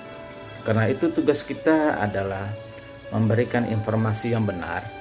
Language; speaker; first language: Indonesian; native; Indonesian